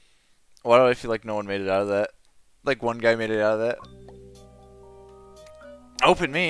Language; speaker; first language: English; native; English